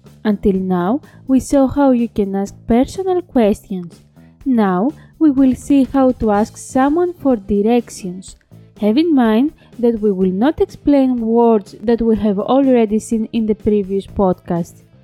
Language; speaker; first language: English; non-native, fluent; Greek